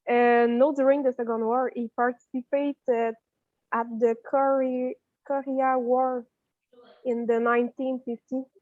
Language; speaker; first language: English; non-native, learner; French